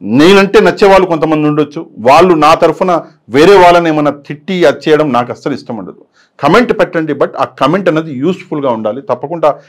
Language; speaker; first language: Telugu; native; Telugu